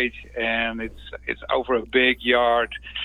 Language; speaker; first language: English; non-native, fluent; Dutch